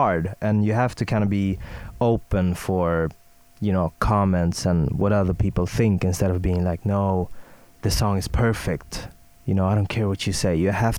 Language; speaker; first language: English; non-native, fluent; Swedish